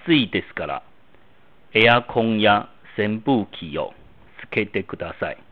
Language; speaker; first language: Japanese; non-native, fluent; Chinese